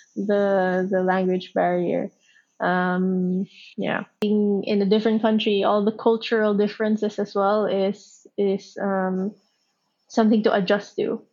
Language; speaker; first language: English; non-native, local second language; Filipino